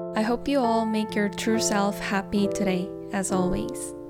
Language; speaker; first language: English; non-native, fluent; Korean